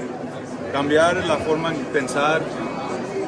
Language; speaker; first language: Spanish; early bilingual, heritage; Spanish